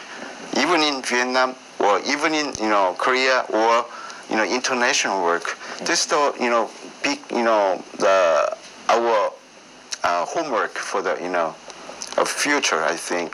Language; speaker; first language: English; non-native, learner; Korean